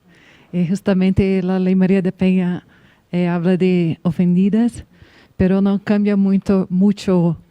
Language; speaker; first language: Spanish; non-native, learner; Portuguese